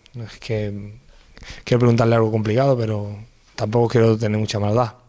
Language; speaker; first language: Spanish; native; Spanish